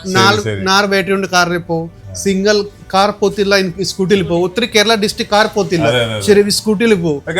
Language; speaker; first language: Malayalam; non-native, learner; Kannada